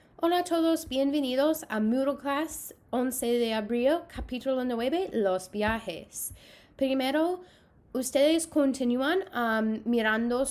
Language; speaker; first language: Spanish; non-native, fluent; English